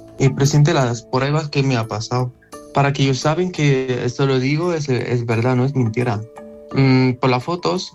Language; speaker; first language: Spanish; non-native, learner; Arabic